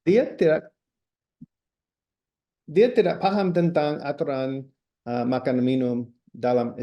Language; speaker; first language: Indonesian; non-native, fluent; English